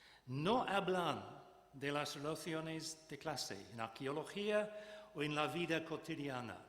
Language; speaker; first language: Spanish; non-native, fluent; English